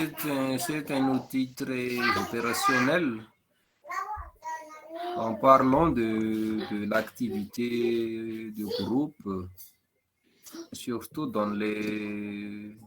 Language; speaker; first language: French; non-native, local second language; Malagasy